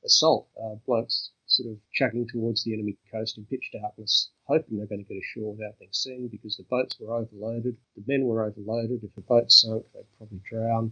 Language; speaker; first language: English; native; English